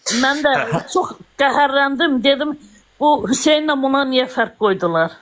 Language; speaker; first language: Azerbaijani; non-native, local second language; Russian